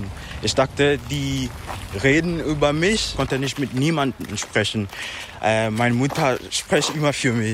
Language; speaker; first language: German; non-native, fluent; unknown